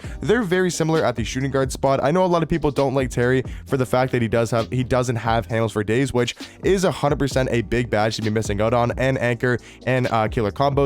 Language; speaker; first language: English; native; English